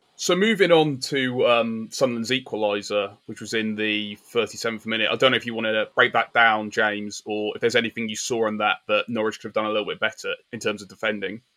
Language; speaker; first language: English; native; English